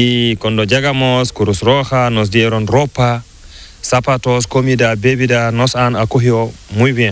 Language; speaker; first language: Spanish; non-native, learner; Fula